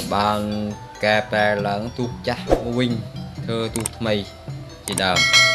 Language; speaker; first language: Khmer; non-native, local second language; Vietnamese